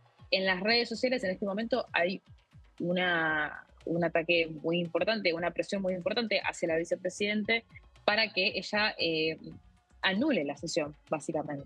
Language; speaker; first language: Spanish; native; Spanish